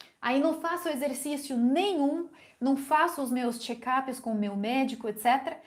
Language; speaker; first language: Portuguese; non-native, fluent; Ukrainian